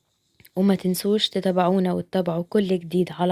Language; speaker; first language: Arabic; native; Arabic